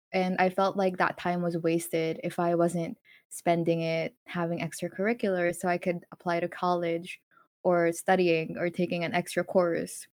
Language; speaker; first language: English; non-native, local second language; Filipino